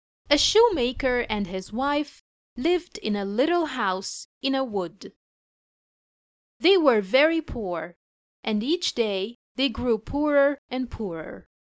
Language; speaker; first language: English; non-native, fluent; Arabic